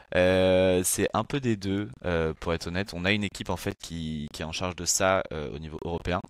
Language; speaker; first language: French; native; French